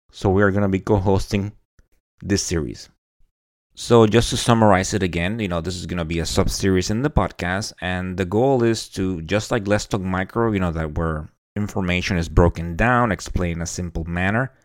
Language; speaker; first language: English; non-native, fluent; Spanish